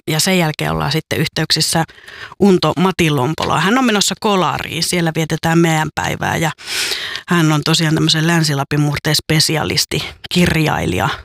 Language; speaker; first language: Finnish; native; Finnish